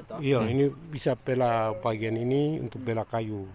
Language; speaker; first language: Indonesian; non-native, local second language; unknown